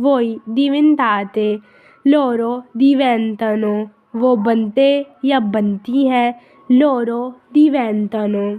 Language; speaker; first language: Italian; non-native, fluent; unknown